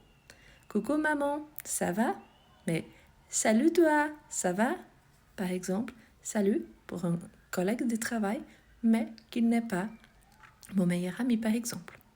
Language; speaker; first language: French; non-native, fluent; Portuguese